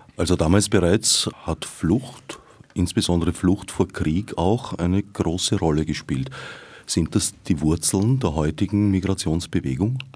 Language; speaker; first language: German; native; German